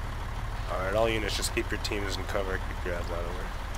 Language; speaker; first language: English; native; English